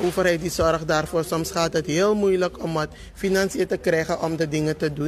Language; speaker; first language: Dutch; native; Dutch